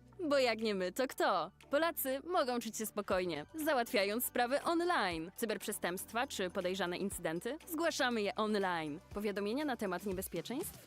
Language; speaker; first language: Polish; native; Polish